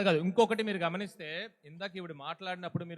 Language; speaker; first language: Telugu; native; Telugu